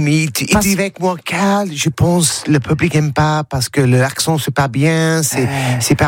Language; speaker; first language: French; non-native, learner; English